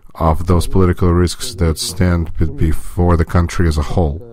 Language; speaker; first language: English; non-native, fluent; Russian